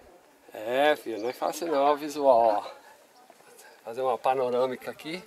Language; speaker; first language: Portuguese; native; Portuguese